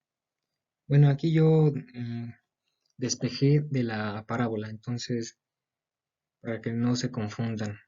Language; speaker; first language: Spanish; native; Spanish